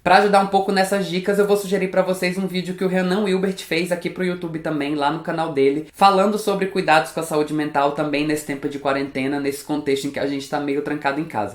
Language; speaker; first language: Portuguese; native; Portuguese